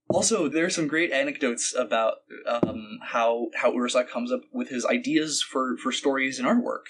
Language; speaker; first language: English; native; English